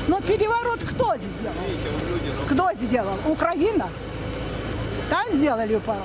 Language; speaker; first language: Russian; native; Russian